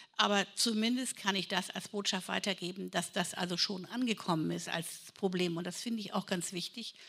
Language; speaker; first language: German; native; German